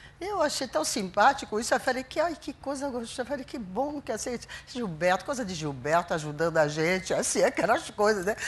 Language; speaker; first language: Portuguese; non-native, fluent; French